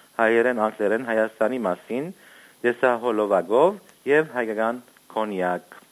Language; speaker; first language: Armenian; early bilingual, heritage; Armenian